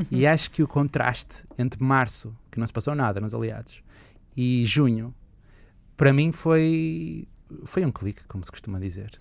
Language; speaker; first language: Portuguese; native; Portuguese